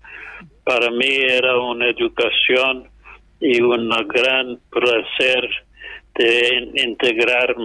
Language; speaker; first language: Spanish; non-native, fluent; English